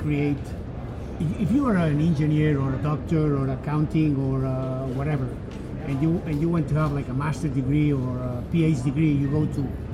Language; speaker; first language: English; non-native, fluent; Spanish